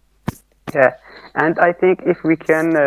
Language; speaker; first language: English; non-native, learner; Arabic